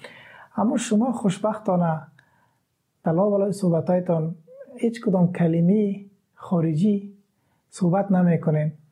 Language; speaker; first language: Persian; native; Persian